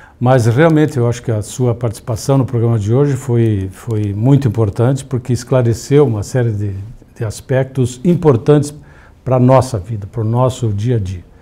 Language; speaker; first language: Portuguese; native; Portuguese